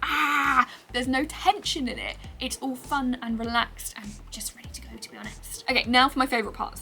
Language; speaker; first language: English; native; English